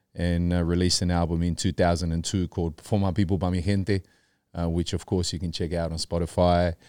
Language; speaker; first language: English; early bilingual, other home language; Spanish